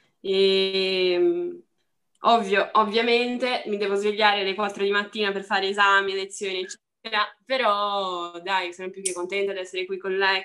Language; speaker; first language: Italian; non-native, fluent; Portuguese